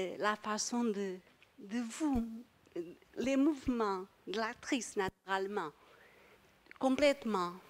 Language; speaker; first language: French; non-native, fluent; Portuguese